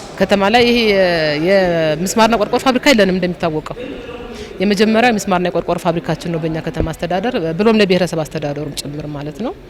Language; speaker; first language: Amharic; native; Amharic